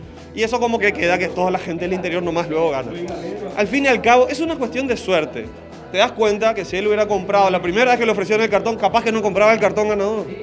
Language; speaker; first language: Spanish; native; Spanish